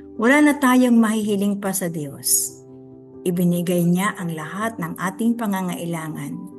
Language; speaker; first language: Filipino; native; Filipino